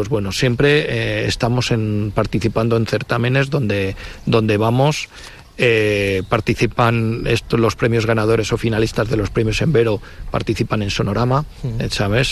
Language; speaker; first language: Spanish; native; Spanish